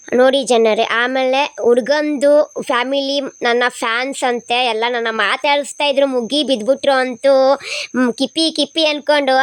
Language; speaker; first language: Kannada; non-native, local second language; Kodava